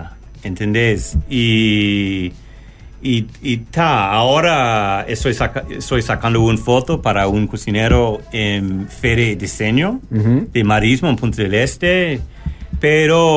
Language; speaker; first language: Spanish; non-native, learner; English